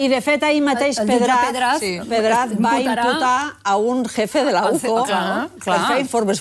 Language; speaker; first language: Catalan; native; Catalan